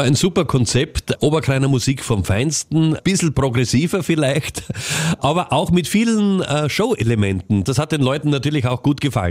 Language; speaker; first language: German; native; German